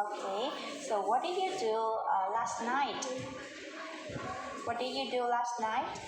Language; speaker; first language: English; non-native, fluent; Vietnamese